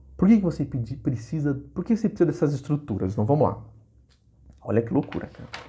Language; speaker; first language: Portuguese; native; Portuguese